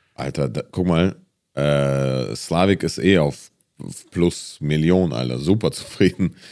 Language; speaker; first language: German; native; German